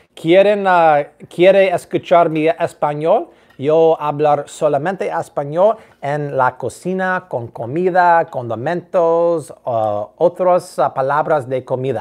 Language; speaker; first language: Spanish; non-native, learner; English